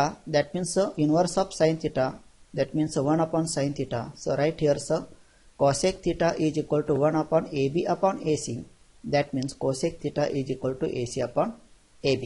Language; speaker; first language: English; non-native, local second language; Marathi